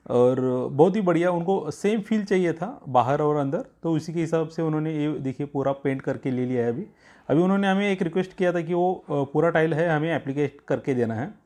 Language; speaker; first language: Hindi; non-native, local second language; Marathi